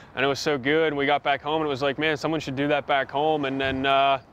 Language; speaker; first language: English; native; English